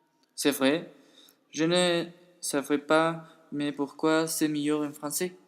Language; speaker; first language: French; non-native, learner; Spanish